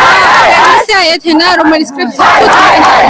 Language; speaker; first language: Hindi; non-native, local second language; Kok Borok